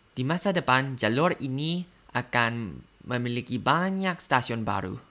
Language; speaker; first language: Indonesian; non-native, learner; Thai